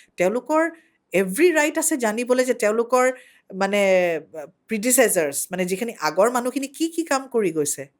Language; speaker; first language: Assamese; non-native, local second language; Bangla